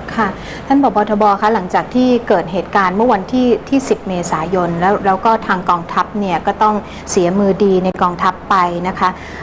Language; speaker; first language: Thai; native; Thai